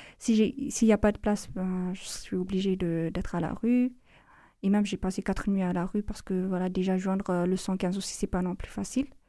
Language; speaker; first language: French; non-native, fluent; Amharic